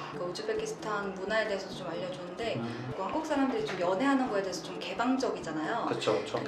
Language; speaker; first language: Korean; native; Korean